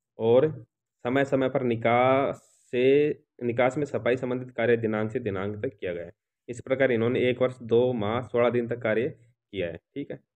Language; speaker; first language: Hindi; native; Hindi